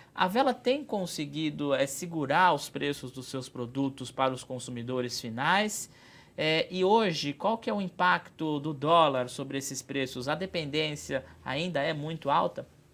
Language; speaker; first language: Portuguese; native; Portuguese